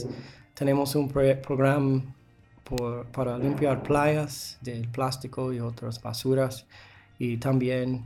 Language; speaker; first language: Spanish; non-native, learner; English